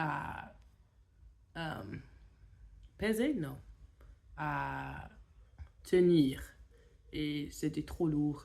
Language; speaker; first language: French; non-native, fluent; English